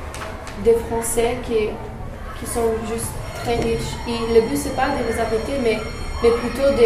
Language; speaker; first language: French; non-native, learner; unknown